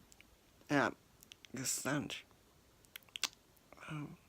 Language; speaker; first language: English; non-native, learner; Japanese